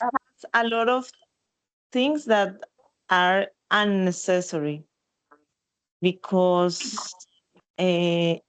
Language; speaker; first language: English; non-native, learner; Spanish